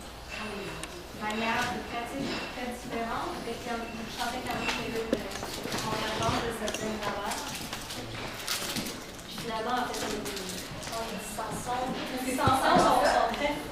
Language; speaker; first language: French; native; French